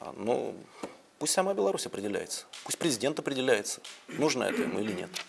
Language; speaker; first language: Russian; native; Russian